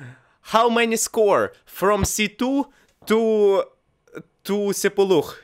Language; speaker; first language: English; non-native, learner; Russian